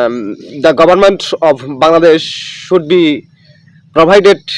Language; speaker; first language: English; non-native, local second language; Bangla